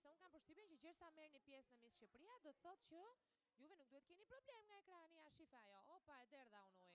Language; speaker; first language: Albanian; native; Albanian